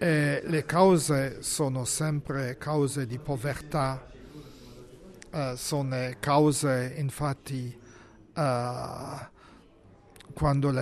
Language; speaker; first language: Italian; non-native, fluent; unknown